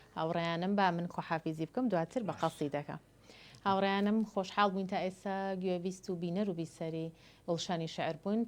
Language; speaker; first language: Central Kurdish; native; Central Kurdish